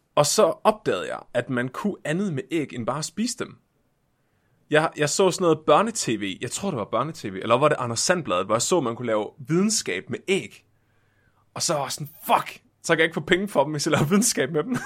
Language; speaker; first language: Danish; native; Danish